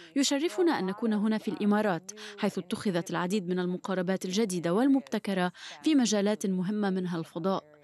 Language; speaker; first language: Arabic; early bilingual, other home language; Persian